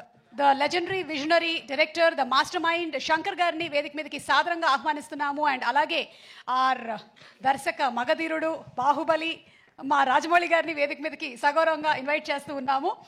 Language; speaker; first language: Telugu; native; Telugu